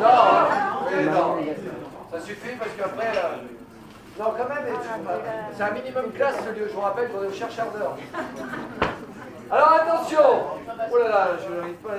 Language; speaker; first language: French; native; French